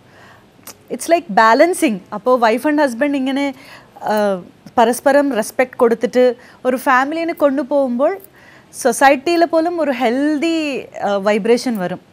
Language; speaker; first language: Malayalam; non-native, fluent; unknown